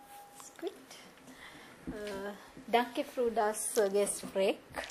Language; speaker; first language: German; non-native, learner; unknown